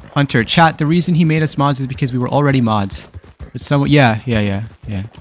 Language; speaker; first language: English; native; English